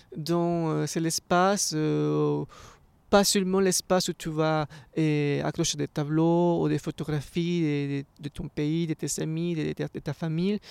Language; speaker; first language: French; non-native, fluent; Spanish